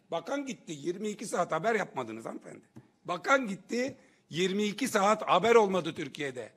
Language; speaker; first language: Turkish; native; Turkish